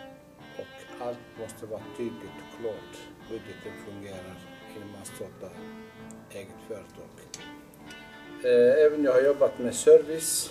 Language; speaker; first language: Swedish; non-native, fluent; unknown